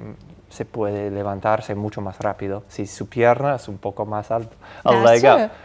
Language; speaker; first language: Spanish; non-native, fluent; English